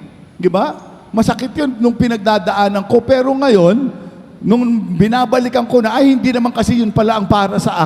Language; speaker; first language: Filipino; native; Filipino